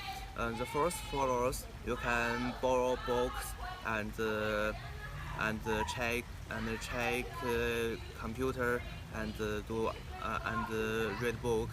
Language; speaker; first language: English; non-native, learner; Chinese